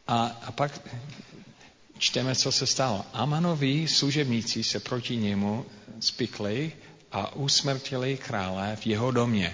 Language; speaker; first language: Czech; non-native, fluent; English